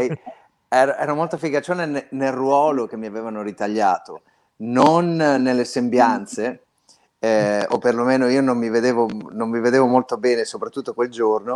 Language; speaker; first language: Italian; native; Italian